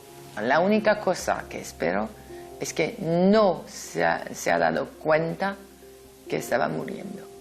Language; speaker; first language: Spanish; non-native, fluent; French